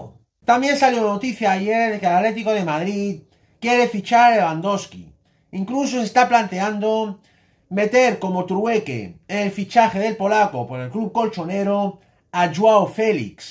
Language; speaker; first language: Spanish; native; Spanish